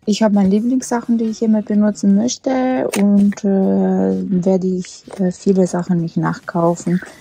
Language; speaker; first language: German; non-native, fluent; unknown